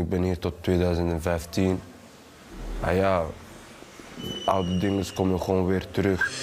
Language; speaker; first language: Dutch; early bilingual, other home language; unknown